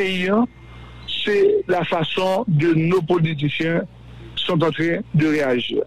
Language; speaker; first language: French; non-native, local second language; Haitian Creole